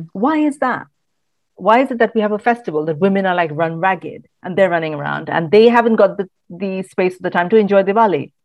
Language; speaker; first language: English; non-native, local second language; Malayalam